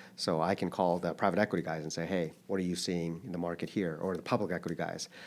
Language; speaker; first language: English; early bilingual, other home language; Korean